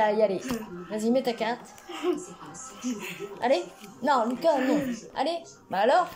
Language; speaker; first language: French; native; French